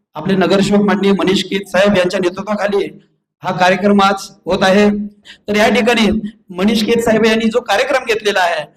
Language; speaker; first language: Marathi; native; Marathi